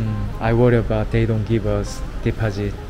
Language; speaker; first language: English; non-native, learner; Korean